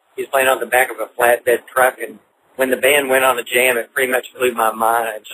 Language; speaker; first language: English; native; English